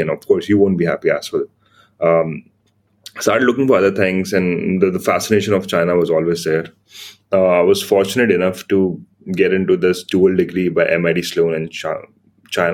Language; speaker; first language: English; non-native, local second language; Hindi